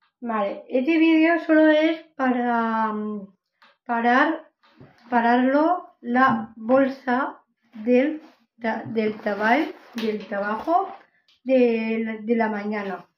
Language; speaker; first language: Spanish; non-native, local second language; Catalan